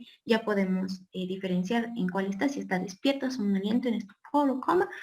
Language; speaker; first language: Spanish; native; Spanish